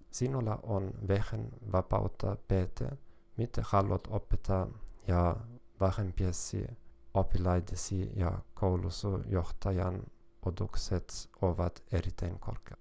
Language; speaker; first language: Finnish; non-native, learner; German